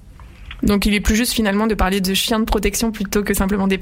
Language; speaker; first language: French; native; French